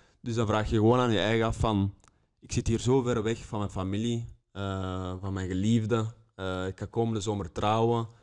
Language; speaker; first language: Dutch; native; Dutch